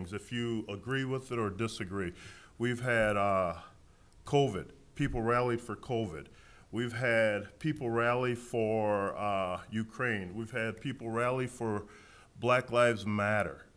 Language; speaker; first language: English; native; English